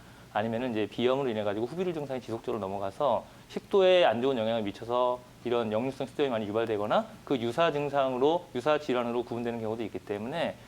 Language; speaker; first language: Korean; native; Korean